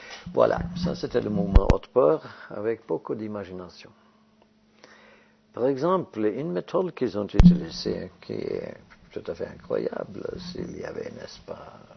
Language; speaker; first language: French; non-native, fluent; Norwegian